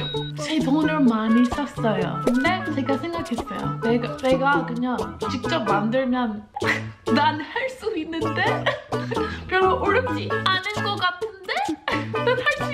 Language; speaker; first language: Korean; non-native, learner; English